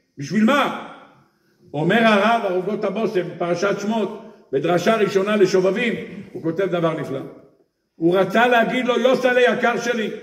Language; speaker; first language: Hebrew; native; Hebrew